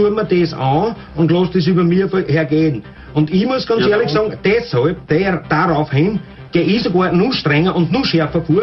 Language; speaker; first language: German; native; German